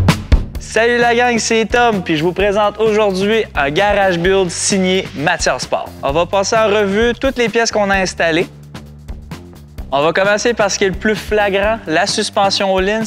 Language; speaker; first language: French; native; French